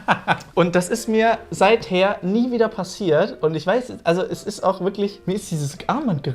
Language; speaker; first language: German; native; German